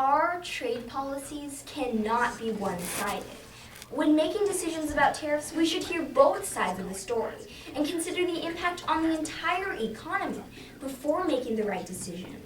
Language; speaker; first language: English; native; English